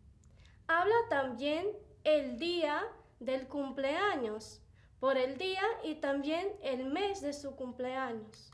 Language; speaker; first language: Spanish; non-native, fluent; Portuguese